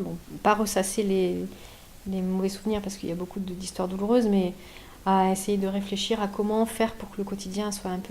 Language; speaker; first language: French; native; French